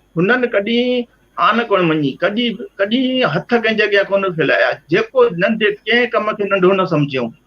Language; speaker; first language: Sindhi; early bilingual, heritage; Sindhi